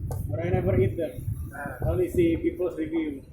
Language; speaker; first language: English; non-native, learner; Indonesian